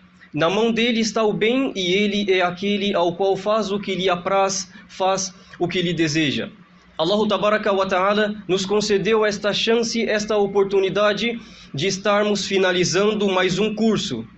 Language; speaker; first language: Portuguese; native; Portuguese